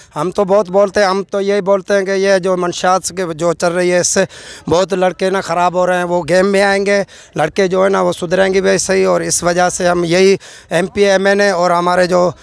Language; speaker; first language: Urdu; non-native, local second language; Sindhi